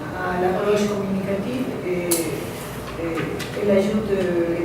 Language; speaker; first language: French; non-native, fluent; Spanish